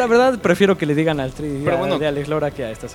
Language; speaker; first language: Spanish; native; Spanish